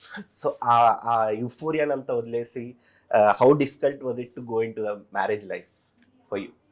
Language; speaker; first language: Telugu; native; Telugu